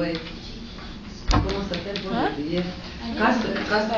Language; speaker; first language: French; non-native, learner; Spanish